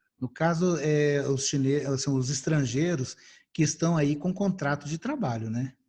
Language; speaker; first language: Portuguese; native; Portuguese